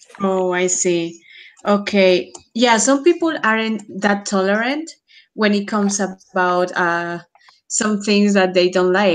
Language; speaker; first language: English; non-native, fluent; Spanish